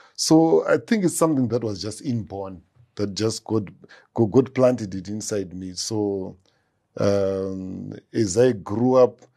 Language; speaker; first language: English; non-native, local second language; Shona